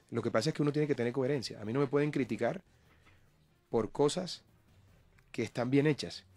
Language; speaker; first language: Spanish; native; Spanish